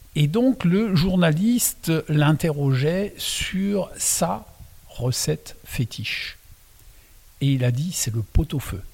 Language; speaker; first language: French; non-native, local second language; Swiss German